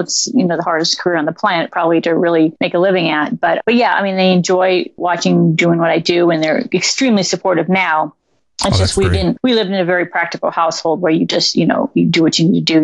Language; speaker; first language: English; native; English